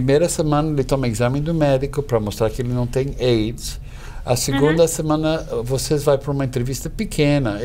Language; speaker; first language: Portuguese; non-native, fluent; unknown